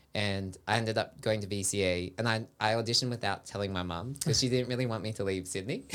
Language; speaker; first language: English; native; English